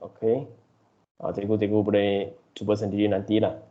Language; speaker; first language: Malay; non-native, local second language; Chinese